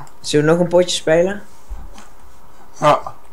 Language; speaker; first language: Dutch; native; Dutch